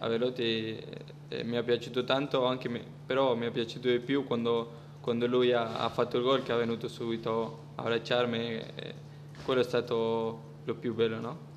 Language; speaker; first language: Italian; non-native, fluent; Spanish